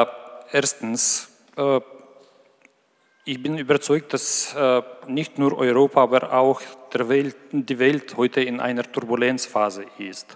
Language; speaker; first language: German; non-native, fluent; Ukrainian